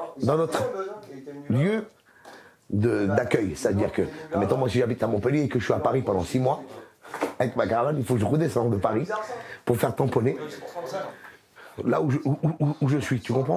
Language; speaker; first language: French; native; French